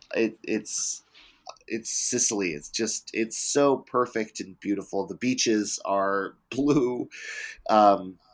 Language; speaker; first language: English; early bilingual, other home language; Italian